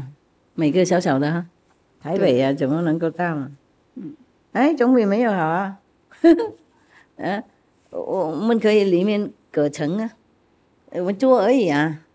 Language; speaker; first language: Chinese; non-native, fluent; Vietnamese